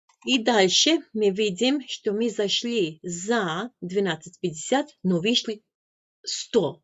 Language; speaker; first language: Russian; non-native, fluent; Latvian